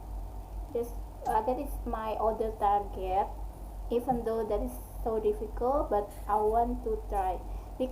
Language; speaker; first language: English; non-native, learner; Indonesian